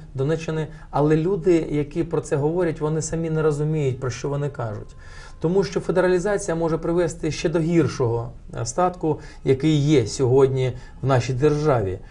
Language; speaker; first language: Ukrainian; non-native, local second language; Russian